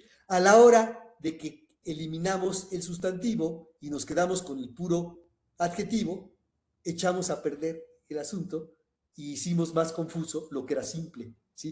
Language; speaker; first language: Spanish; native; Spanish